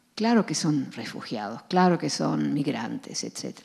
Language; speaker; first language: Spanish; non-native, fluent; Dutch